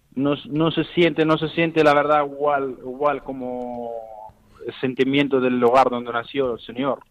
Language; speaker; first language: Spanish; non-native, learner; Arabic